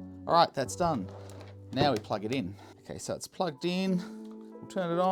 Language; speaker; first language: English; native; English